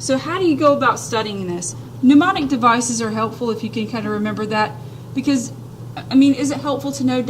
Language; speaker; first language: English; native; English